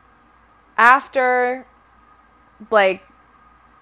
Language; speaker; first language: English; non-native, local second language; Bemba